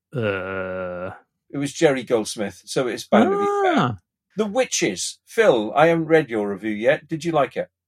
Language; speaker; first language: English; native; English